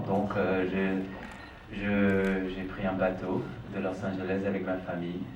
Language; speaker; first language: French; non-native, fluent; English